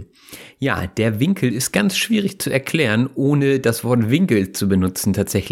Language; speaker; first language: German; native; German